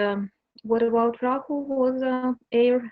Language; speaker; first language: English; non-native, learner; Russian